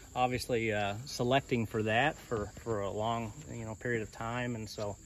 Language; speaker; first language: English; native; English